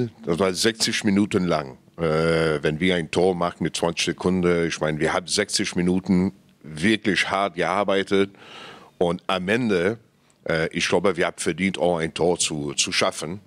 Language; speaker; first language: German; non-native, fluent; English